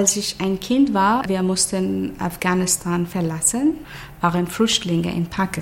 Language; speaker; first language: German; non-native, learner; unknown